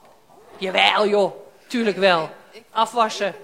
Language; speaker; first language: Dutch; native; Dutch